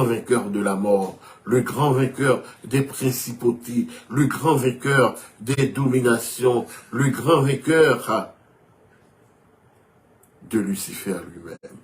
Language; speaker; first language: French; non-native, local second language; Haitian Creole